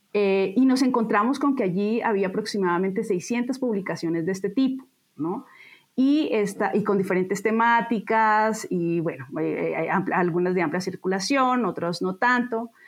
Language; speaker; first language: Spanish; native; Spanish